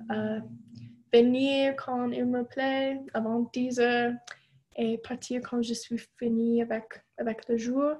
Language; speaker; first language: French; non-native, fluent; English